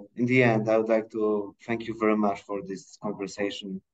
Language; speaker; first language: English; non-native, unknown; Polish